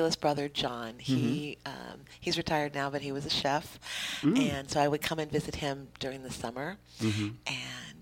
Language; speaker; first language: English; native; English